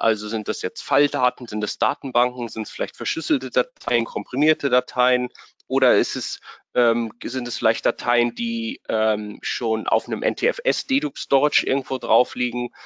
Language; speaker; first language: German; native; German